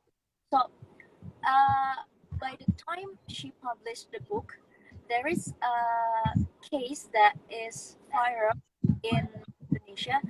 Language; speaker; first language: English; non-native, fluent; Indonesian